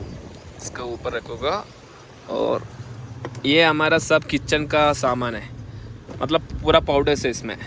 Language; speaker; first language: Hindi; non-native, local second language; Malayalam